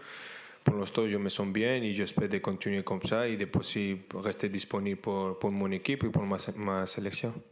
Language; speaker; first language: French; non-native, fluent; Spanish